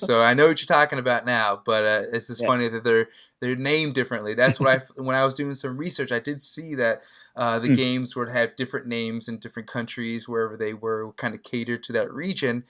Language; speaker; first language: English; native; English